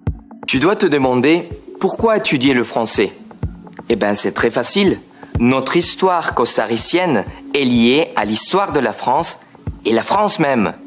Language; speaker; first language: French; non-native, fluent; Spanish